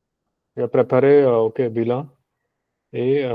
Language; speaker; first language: French; non-native, learner; Punjabi